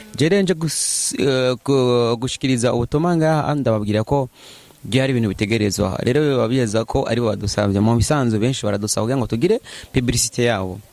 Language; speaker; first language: Rundi; native; Rundi